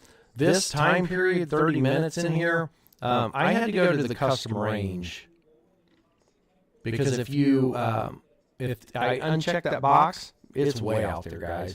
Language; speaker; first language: English; native; English